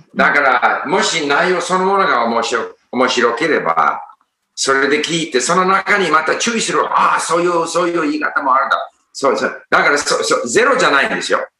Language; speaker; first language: Japanese; non-native, fluent; English